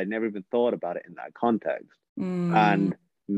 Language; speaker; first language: English; native; English